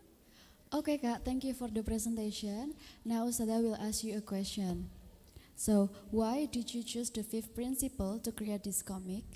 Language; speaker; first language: English; non-native, fluent; Indonesian